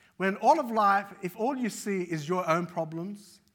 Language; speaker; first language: English; early bilingual, other home language; Arabic